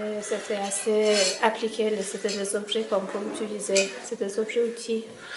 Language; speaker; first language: French; non-native, fluent; Persian